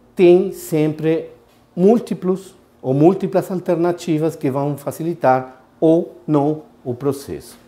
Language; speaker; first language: Portuguese; non-native, fluent; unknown